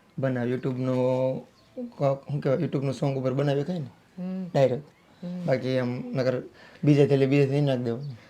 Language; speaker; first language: Gujarati; native; Gujarati